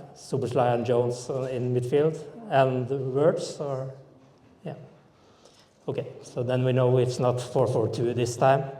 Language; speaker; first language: English; non-native, fluent; Norwegian